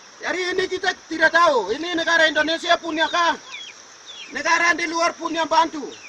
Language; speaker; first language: Indonesian; non-native, local second language; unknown